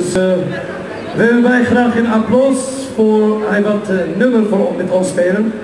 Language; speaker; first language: Dutch; non-native, learner; Arabic